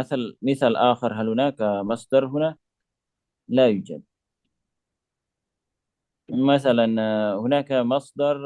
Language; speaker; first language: Arabic; non-native, fluent; Indonesian